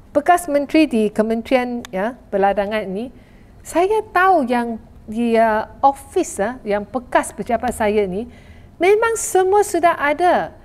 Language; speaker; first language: Malay; non-native, local second language; Chinese